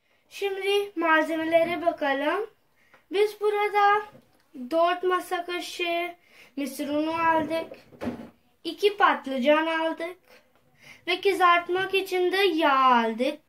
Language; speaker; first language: Turkish; non-native, fluent; Urdu